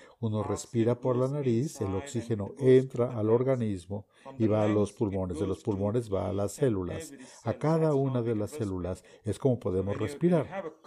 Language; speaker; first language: Spanish; non-native, fluent; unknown